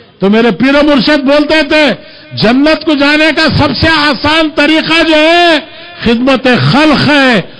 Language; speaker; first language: Urdu; native; Urdu